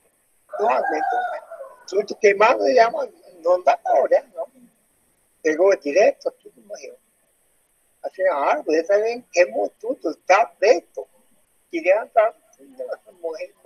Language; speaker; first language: Portuguese; non-native, learner; Japanese